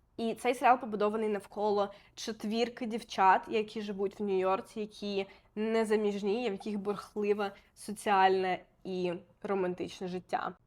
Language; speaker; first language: Ukrainian; non-native, local second language; Russian